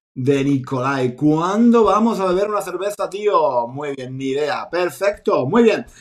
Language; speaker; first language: Spanish; native; Spanish